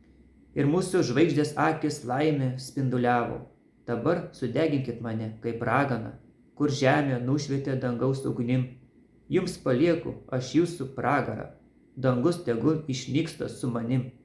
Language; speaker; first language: Lithuanian; native; Lithuanian